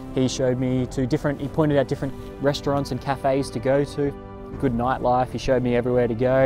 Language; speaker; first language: English; native; English